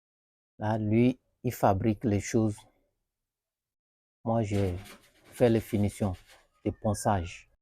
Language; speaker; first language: French; non-native, learner; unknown